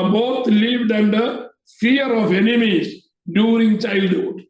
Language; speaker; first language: English; non-native, local second language; Malayalam